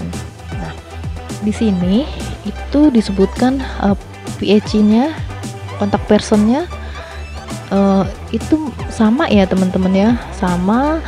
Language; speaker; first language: Indonesian; native; Indonesian